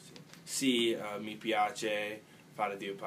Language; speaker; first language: Italian; non-native, learner; English